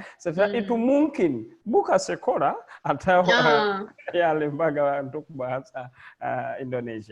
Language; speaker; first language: Indonesian; non-native, learner; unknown